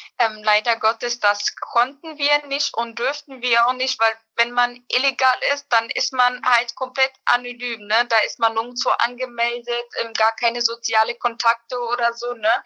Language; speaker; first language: German; early bilingual, other home language; Bosnian